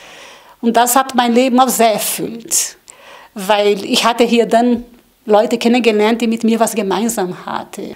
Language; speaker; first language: German; non-native, learner; Portuguese